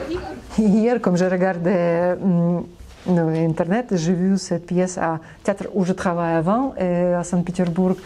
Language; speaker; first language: French; non-native, learner; Russian